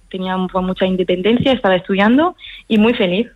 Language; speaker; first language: Spanish; early bilingual, heritage; French